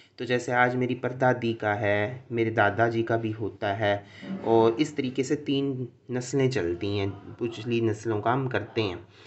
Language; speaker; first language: Hindi; non-native, local second language; Sindhi